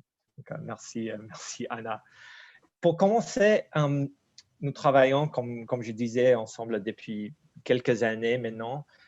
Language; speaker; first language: French; non-native, fluent; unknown